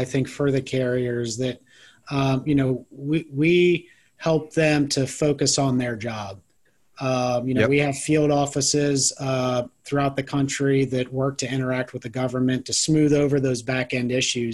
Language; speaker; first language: English; native; English